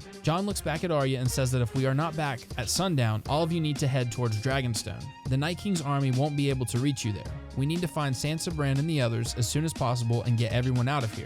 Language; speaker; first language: English; native; English